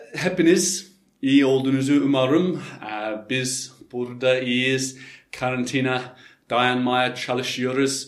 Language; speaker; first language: Turkish; non-native, fluent; English